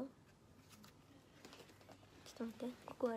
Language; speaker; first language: Japanese; native; Japanese